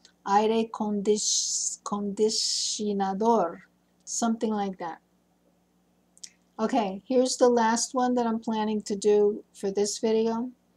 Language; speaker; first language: English; native; English